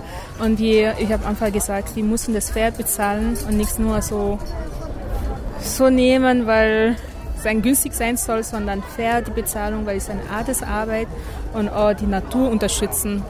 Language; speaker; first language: German; non-native, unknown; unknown